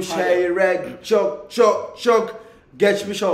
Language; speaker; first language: Turkish; non-native, learner; English